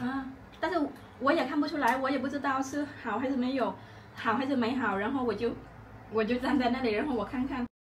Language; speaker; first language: Chinese; non-native, fluent; Vietnamese